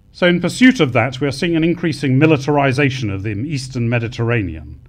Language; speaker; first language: English; native; English